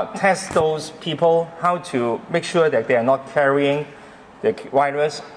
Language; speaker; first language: English; non-native, local second language; Cantonese